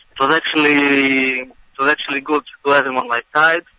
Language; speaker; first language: English; non-native, fluent; Hebrew